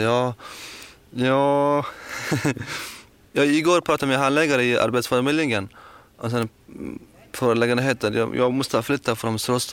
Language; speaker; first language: Swedish; non-native, learner; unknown